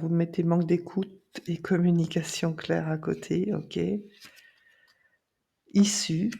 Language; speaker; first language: French; native; French